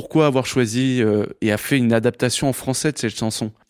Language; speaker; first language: French; native; French